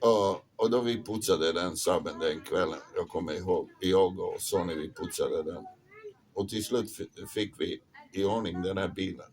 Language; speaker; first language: Swedish; non-native, fluent; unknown